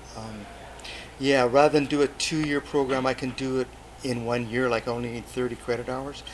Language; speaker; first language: English; native; English